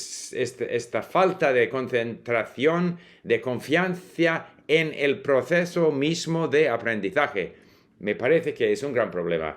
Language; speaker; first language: Spanish; non-native, fluent; English